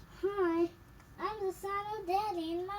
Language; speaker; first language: English; non-native, learner; Russian